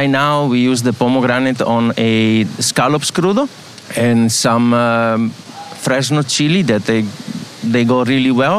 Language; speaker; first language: English; non-native, learner; Italian